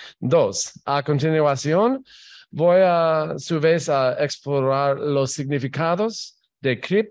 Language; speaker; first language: Spanish; non-native, fluent; English